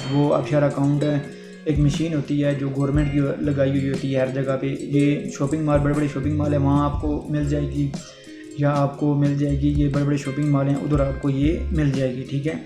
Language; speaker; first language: Urdu; non-native, local second language; Punjabi